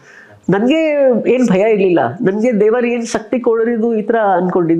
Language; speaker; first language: Kannada; non-native, local second language; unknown